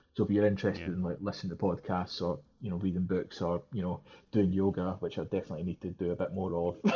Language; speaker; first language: English; native; English